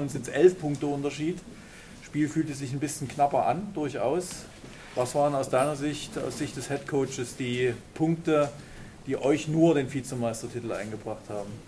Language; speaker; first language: German; native; German